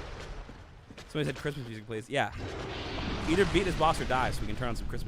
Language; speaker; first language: English; native; English